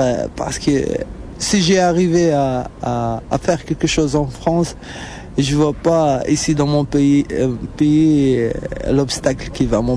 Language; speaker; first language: French; non-native, local second language; Arabic